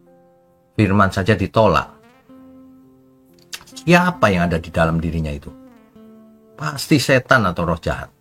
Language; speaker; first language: Indonesian; native; Indonesian